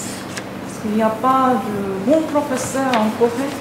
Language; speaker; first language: French; non-native, learner; Korean